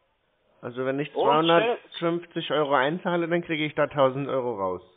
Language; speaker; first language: German; native; German